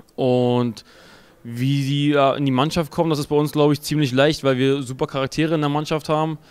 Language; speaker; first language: German; native; German